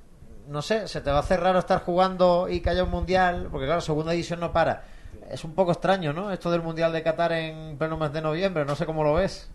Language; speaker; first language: Spanish; native; Spanish